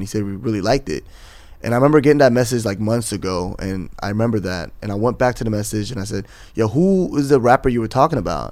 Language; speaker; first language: English; native; English